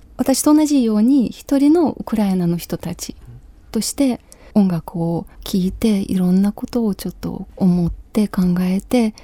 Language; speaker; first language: Japanese; non-native, fluent; Ukrainian